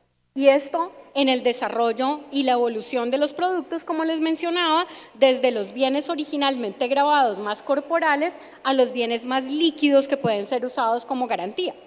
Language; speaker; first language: Spanish; native; Spanish